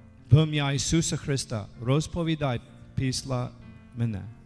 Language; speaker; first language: Ukrainian; non-native, learner; English